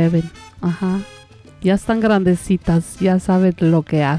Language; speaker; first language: Spanish; native; Spanish